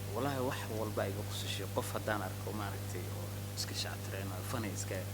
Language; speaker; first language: Somali; early bilingual, heritage; Somali